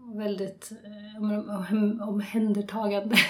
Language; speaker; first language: Swedish; native; Swedish